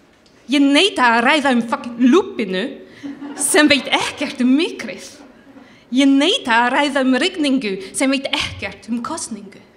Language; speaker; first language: Icelandic; non-native, learner; French